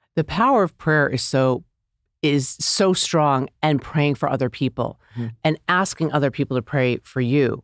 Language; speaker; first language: English; native; English